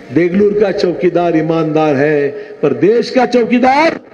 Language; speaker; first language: Hindi; non-native, local second language; Marathi